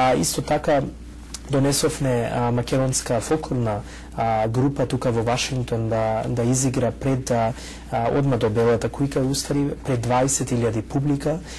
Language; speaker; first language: Macedonian; early bilingual, heritage; Macedonian